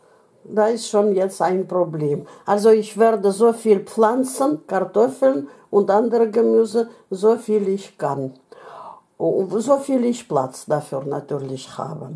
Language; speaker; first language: German; non-native, fluent; Russian